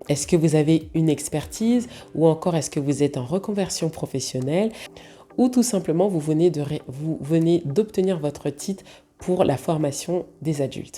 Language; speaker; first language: French; native; French